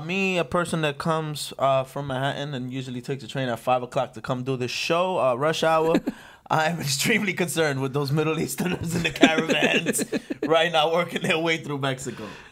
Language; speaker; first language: English; early bilingual, other home language; Spanish